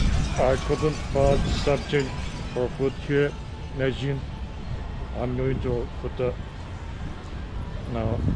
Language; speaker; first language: English; non-native, learner; Turkish